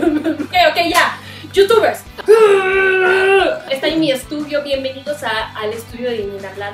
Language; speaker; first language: Spanish; early bilingual, other home language; Portuguese